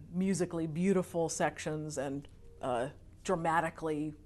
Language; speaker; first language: English; native; English